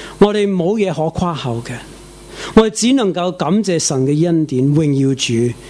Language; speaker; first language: Chinese; non-native, fluent; English